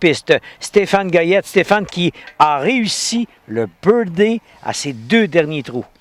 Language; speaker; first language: French; native; French